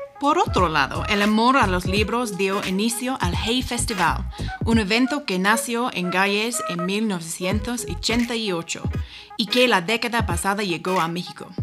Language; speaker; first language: Spanish; non-native, fluent; English